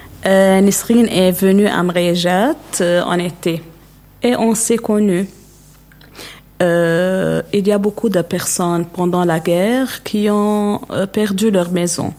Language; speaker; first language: French; non-native, local second language; Arabic